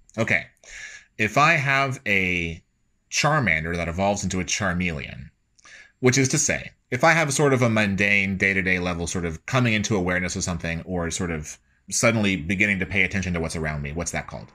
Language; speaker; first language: English; native; English